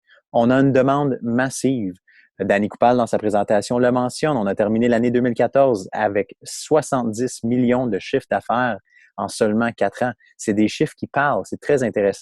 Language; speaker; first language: French; native; French